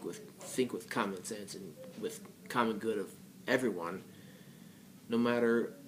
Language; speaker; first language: English; native; English